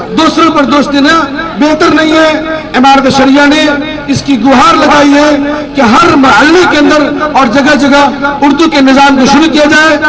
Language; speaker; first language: Hindi; native; Hindi